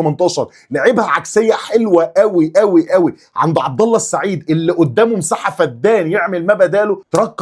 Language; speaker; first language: Arabic; native; Arabic